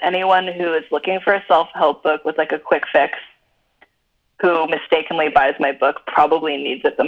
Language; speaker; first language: English; native; English